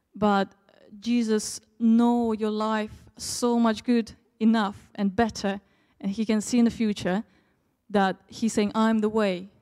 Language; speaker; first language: English; early bilingual, other home language; Russian